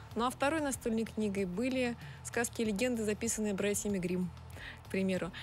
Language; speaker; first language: Russian; native; Russian